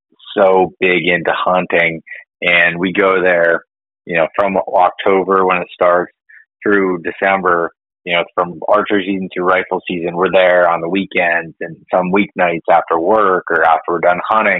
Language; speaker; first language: English; native; English